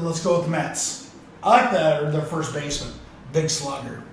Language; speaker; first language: English; native; English